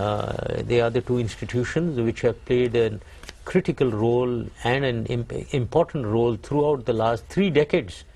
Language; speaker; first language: English; non-native, local second language; Urdu